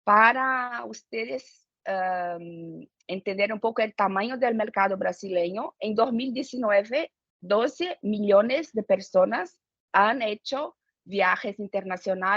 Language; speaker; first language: Spanish; non-native, fluent; Portuguese